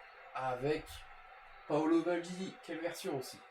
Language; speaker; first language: French; native; French